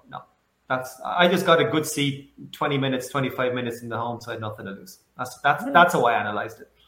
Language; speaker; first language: English; native; English